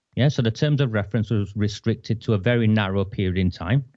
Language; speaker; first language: English; native; English